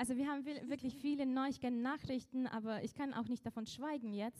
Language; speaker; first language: German; non-native, fluent; Russian